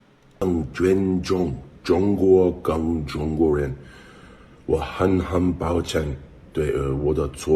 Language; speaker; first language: Chinese; non-native, learner; English